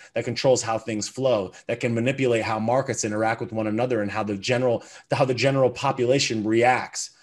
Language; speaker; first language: English; native; English